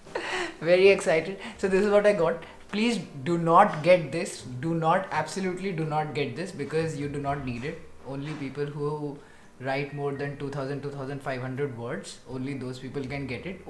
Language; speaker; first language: English; non-native, local second language; Hindi